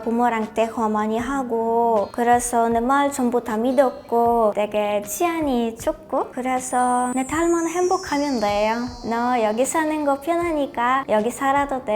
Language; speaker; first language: Korean; non-native, learner; Polish